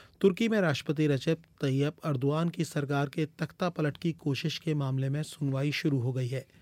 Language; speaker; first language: Hindi; native; Hindi